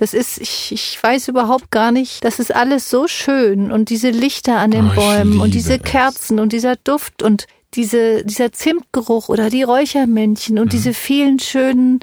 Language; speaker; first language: German; native; German